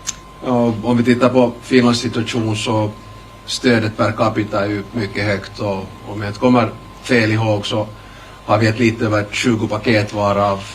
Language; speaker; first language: Swedish; native; Swedish